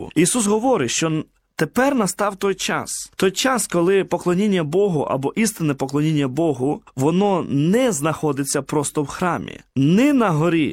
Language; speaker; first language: Ukrainian; native; Ukrainian